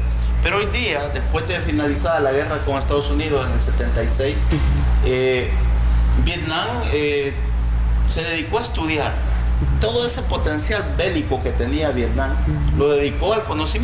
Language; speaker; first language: Spanish; native; Spanish